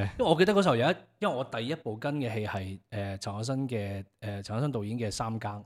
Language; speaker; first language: Cantonese; early bilingual, heritage; Cantonese